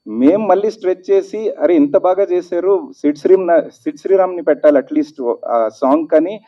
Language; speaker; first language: Telugu; native; Telugu